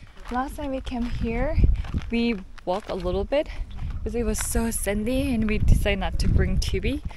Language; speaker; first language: English; non-native, fluent; Korean